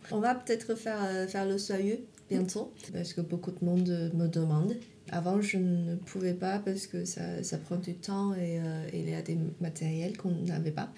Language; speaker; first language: French; non-native, fluent; Chinese